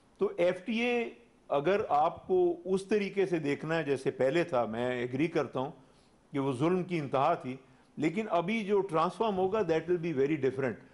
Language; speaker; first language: Urdu; non-native, local second language; Pashto